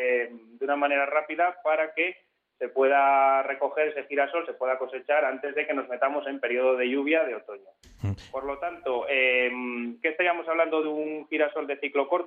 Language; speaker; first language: Spanish; native; Spanish